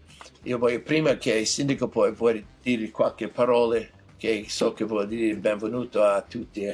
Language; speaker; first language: Italian; non-native, learner; English